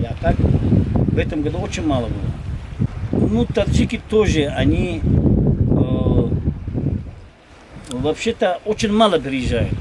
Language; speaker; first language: Russian; non-native, local second language; Tajik